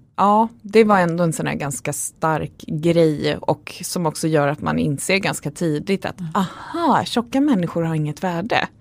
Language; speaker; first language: Swedish; native; Swedish